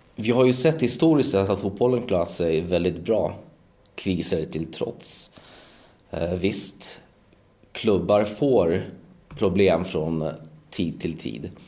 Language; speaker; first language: Swedish; native; Swedish